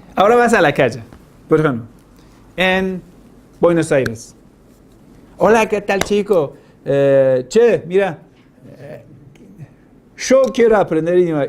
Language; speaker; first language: Spanish; non-native, fluent; Persian